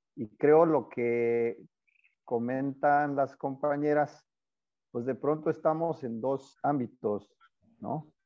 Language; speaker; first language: Spanish; non-native, local second language; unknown